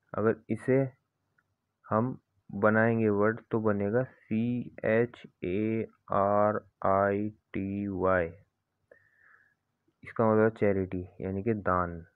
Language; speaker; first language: Hindi; native; Hindi